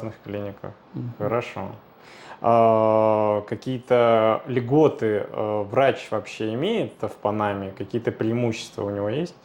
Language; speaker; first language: Russian; native; Russian